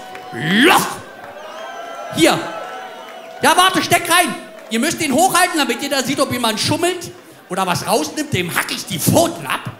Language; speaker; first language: German; native; German